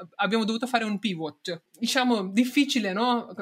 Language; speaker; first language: Italian; non-native, fluent; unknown